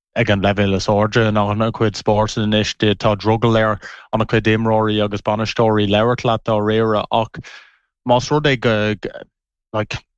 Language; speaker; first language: Irish; non-native, local second language; English